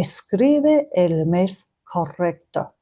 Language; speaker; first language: Spanish; non-native, fluent; Mongolian